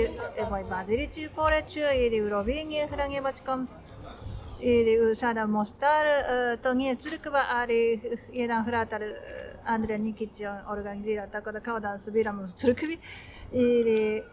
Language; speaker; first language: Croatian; non-native, learner; Japanese